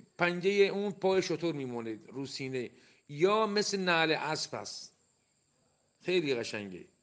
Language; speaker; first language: Persian; non-native, local second language; Baluchi